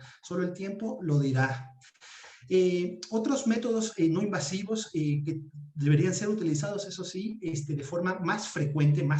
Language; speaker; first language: Spanish; native; Spanish